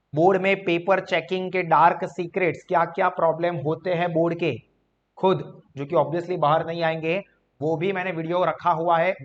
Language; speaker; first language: Hindi; non-native, local second language; Gujarati